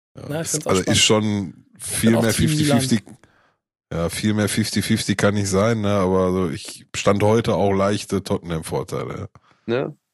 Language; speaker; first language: German; native; German